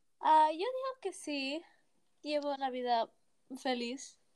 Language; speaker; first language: Spanish; early bilingual, heritage; Spanish